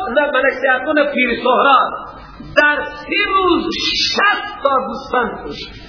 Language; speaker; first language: Persian; non-native, local second language; Baluchi